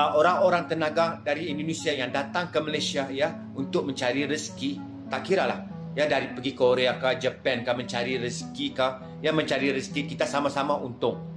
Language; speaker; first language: Malay; native; Malay